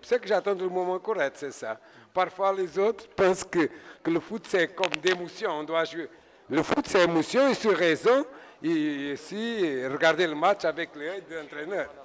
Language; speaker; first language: French; non-native, fluent; Portuguese